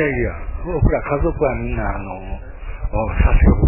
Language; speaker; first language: Japanese; native; Japanese